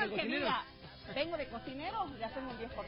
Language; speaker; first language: Spanish; native; Spanish